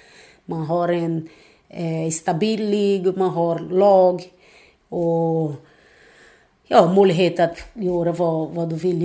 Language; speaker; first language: Swedish; non-native, fluent; Portuguese